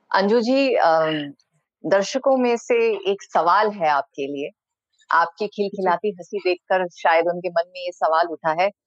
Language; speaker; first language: Hindi; native; Hindi